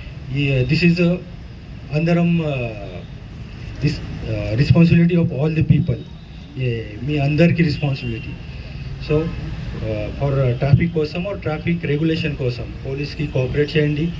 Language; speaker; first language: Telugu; non-native, learner; Hindi